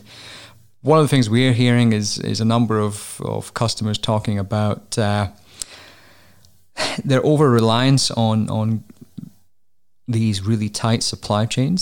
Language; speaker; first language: English; native; English